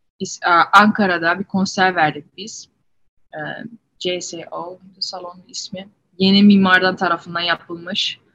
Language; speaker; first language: Turkish; early bilingual, heritage; Turkish